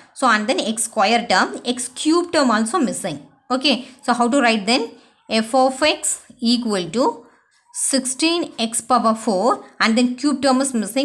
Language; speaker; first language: English; non-native, local second language; Tamil